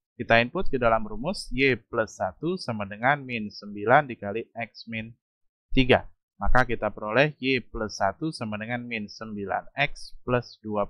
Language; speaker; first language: Indonesian; native; Indonesian